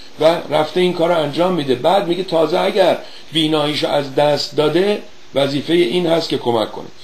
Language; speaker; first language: Persian; native; Persian